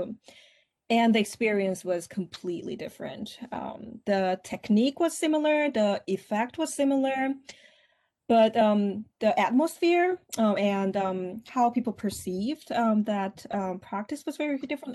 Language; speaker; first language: English; non-native, fluent; Korean